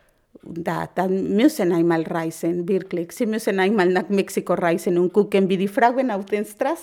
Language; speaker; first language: German; non-native, learner; Spanish